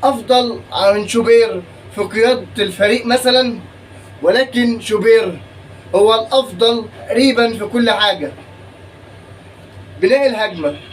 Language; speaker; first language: Arabic; native; Arabic